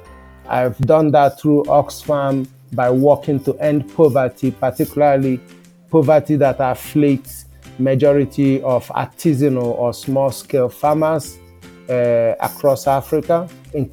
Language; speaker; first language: English; non-native, local second language; Igbo